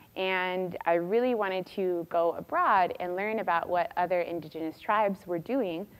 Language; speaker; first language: English; native; English